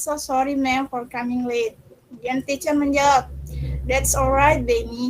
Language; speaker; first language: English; non-native, fluent; Indonesian